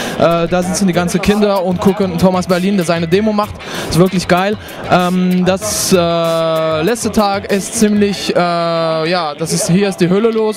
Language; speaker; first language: German; non-native, fluent; French